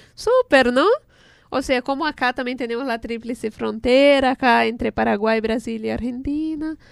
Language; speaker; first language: Spanish; non-native, fluent; Portuguese